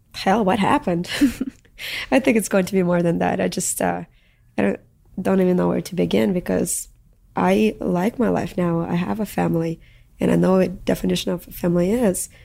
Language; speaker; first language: English; early bilingual, other home language; Russian